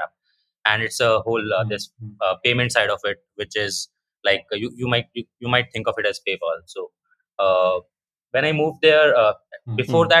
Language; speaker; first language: English; non-native, local second language; Hindi